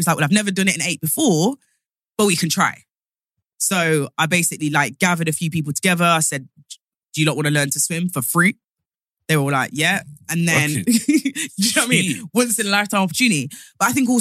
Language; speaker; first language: English; native; English